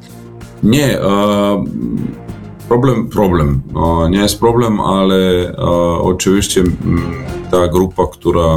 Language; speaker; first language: Polish; non-native, learner; Serbian